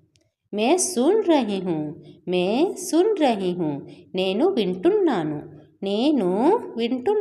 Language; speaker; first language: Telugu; non-native, fluent; Odia